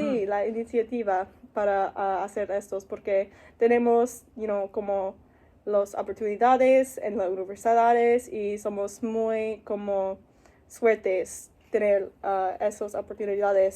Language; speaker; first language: Spanish; non-native, learner; English